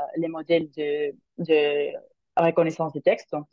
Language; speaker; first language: French; non-native, fluent; Spanish